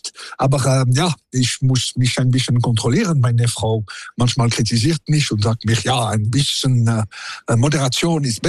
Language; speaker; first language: German; non-native, local second language; French